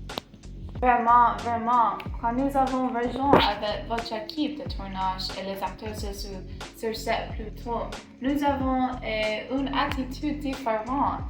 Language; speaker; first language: French; non-native, learner; English